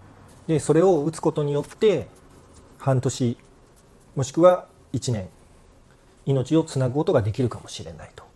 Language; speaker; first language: Japanese; native; Japanese